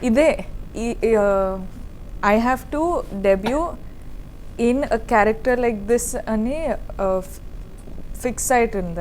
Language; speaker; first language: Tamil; non-native, learner; Kannada